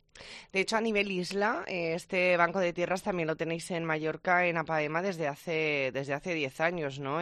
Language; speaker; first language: Spanish; native; Spanish